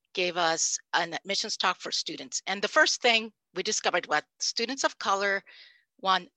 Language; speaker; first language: English; non-native, fluent; Spanish